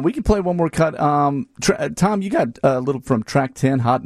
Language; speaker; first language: English; native; English